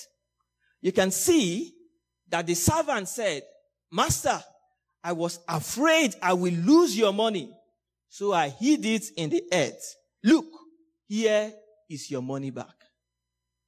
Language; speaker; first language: English; non-native, local second language; Yoruba